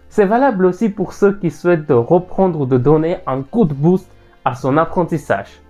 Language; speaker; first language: French; non-native, fluent; Armenian